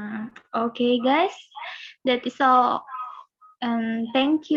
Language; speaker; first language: English; non-native, learner; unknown